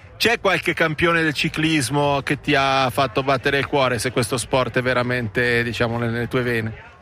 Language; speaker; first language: Italian; native; Italian